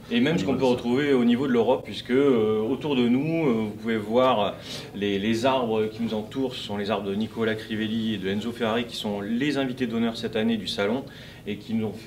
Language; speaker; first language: French; native; French